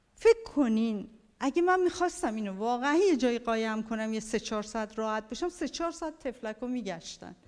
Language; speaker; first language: Persian; native; Persian